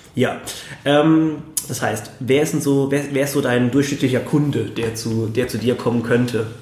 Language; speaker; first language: German; native; German